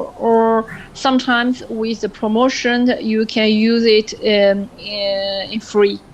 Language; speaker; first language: English; non-native, learner; French